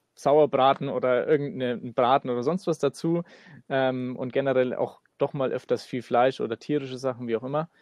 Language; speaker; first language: German; native; German